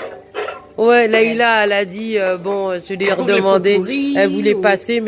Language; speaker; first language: French; native; French